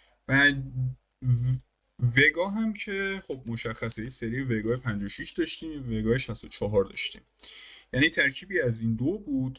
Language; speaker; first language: Persian; native; Persian